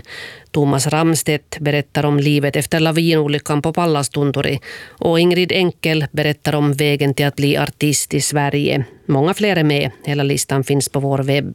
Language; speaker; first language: Swedish; native; Swedish